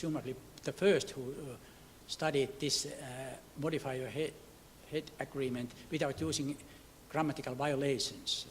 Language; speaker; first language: English; non-native, fluent; Finnish